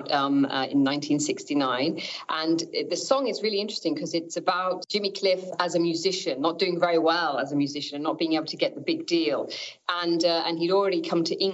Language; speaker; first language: English; native; English